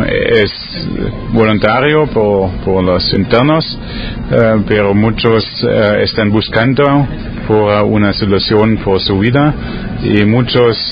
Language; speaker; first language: Spanish; non-native, learner; German